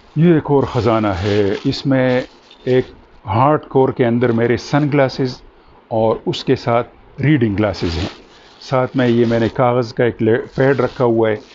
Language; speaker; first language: Urdu; non-native, local second language; Pashto